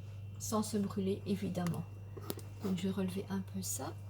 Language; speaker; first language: French; native; French